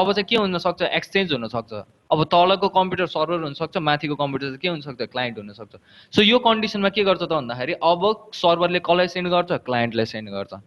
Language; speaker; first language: Nepali; native; Nepali